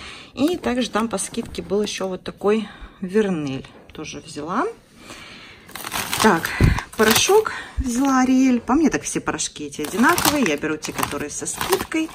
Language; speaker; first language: Russian; native; Russian